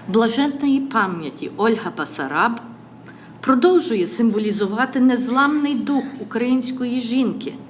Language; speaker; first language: Ukrainian; early bilingual, other home language; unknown